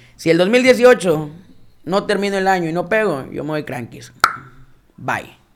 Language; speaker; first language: Spanish; native; Spanish